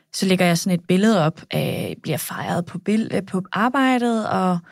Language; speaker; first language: Danish; early bilingual, other home language; Kurdish